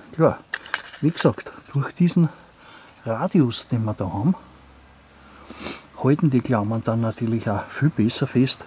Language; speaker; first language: German; native; German